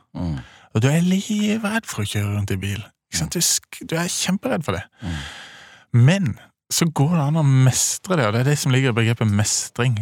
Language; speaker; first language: Norwegian; native; Norwegian